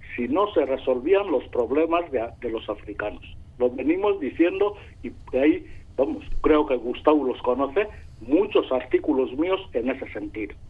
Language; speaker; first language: Spanish; non-native, local second language; Fang